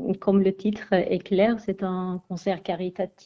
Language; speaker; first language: French; non-native, fluent; Armenian